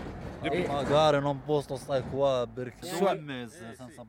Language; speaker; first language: Italian; non-native, learner; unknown